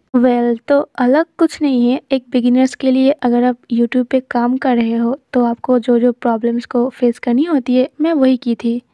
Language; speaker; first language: Hindi; non-native, local second language; Bangla